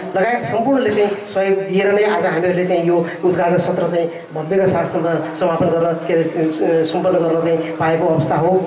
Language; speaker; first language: Nepali; native; Nepali